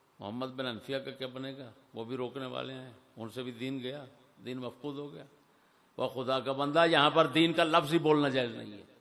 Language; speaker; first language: Urdu; non-native, local second language; Punjabi